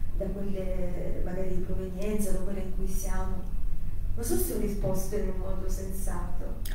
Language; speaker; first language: Italian; early bilingual, heritage; Italian